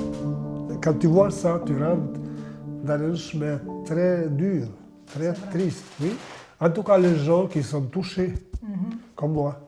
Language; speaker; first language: French; non-native, learner; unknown